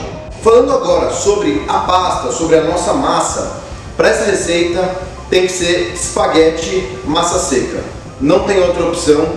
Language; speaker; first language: Portuguese; native; Portuguese